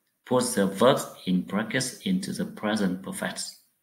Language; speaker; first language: English; non-native, fluent; Vietnamese